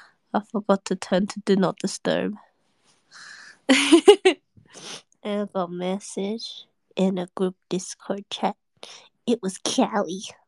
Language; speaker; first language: English; native; English